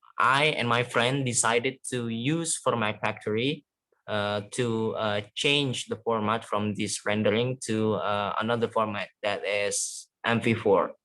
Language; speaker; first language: English; non-native, fluent; Indonesian